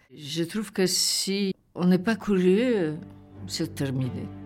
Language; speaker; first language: French; non-native, fluent; Polish